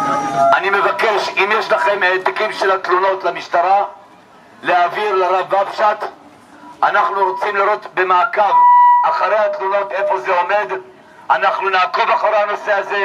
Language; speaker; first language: Hebrew; non-native, fluent; Amharic